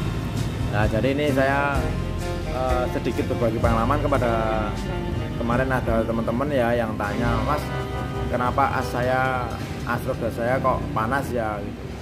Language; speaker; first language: Indonesian; non-native, local second language; Javanese